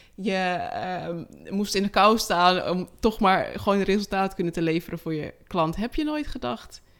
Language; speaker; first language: Dutch; native; Dutch